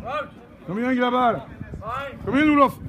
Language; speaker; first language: Swedish; non-native, fluent; French